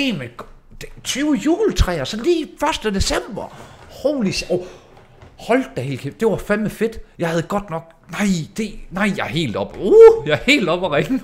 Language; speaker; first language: Danish; native; Danish